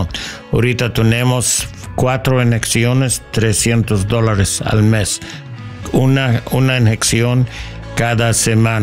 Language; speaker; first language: Spanish; non-native, learner; English